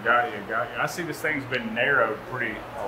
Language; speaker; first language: English; native; English